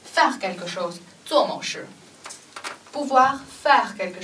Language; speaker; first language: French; non-native, fluent; Chinese